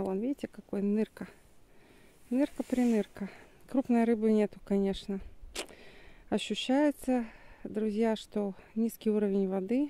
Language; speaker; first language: Russian; native; Russian